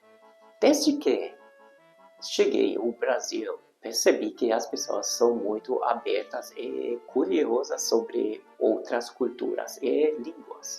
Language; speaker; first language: Portuguese; non-native, fluent; Hungarian